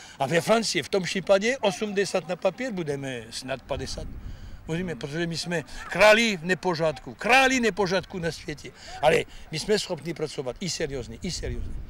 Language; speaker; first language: Czech; non-native, fluent; French